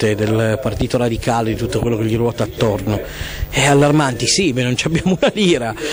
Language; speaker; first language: Italian; native; Italian